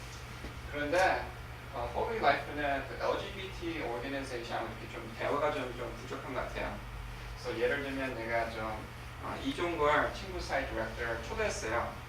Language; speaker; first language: Korean; early bilingual, heritage; English